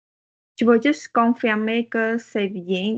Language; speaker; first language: French; non-native, learner; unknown